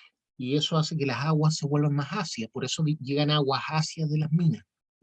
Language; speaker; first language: Spanish; native; Spanish